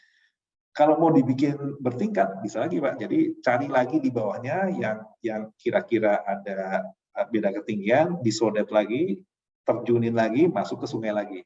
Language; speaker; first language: Indonesian; native; Indonesian